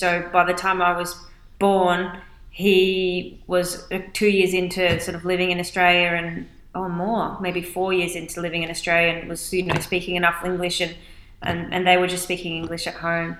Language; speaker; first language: English; native; English